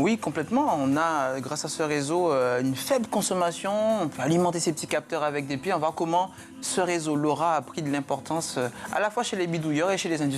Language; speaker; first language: French; native; French